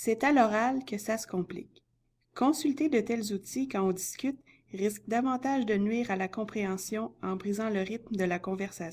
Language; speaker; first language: French; native; French